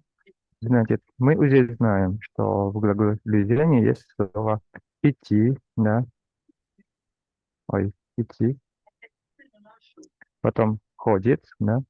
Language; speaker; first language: Russian; non-native, fluent; Indonesian